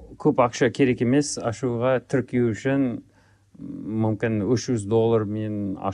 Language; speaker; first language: Kazakh; non-native, learner; English